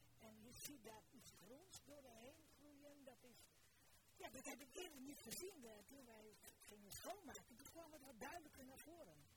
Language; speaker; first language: Dutch; early bilingual, other home language; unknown